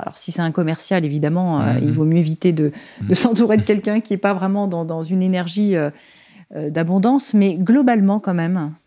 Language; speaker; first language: French; native; French